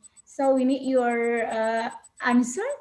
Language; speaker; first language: English; non-native, learner; Indonesian